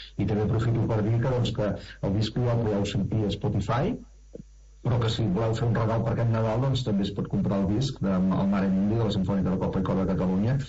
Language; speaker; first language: Catalan; native; Catalan